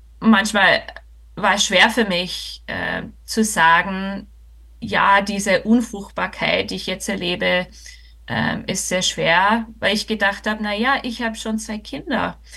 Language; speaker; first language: German; non-native, fluent; English